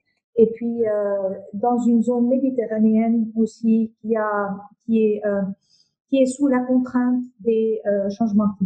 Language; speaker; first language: French; non-native, local second language; Arabic